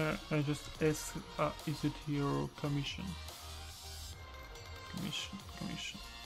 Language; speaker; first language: English; non-native, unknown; Russian